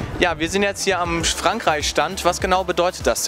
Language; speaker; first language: German; native; German